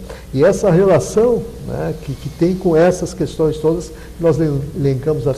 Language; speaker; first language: Portuguese; native; Portuguese